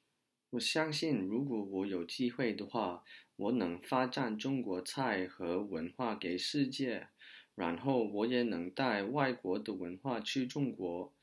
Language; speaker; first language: Chinese; non-native, learner; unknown